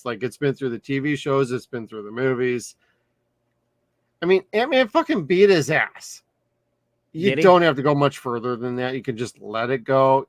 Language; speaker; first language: English; native; English